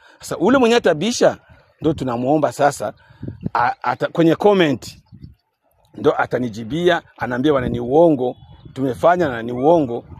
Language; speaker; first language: Swahili; native; Swahili